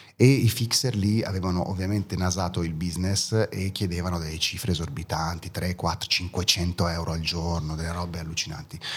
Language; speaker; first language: Italian; early bilingual, other home language; German